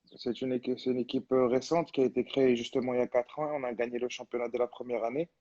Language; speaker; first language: French; non-native, local second language; Arabic